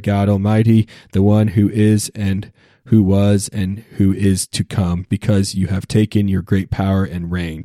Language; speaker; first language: English; native; English